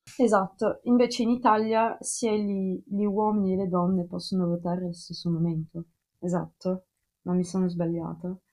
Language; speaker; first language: Italian; non-native, fluent; Russian